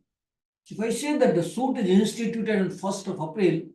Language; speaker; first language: English; non-native, local second language; Hindi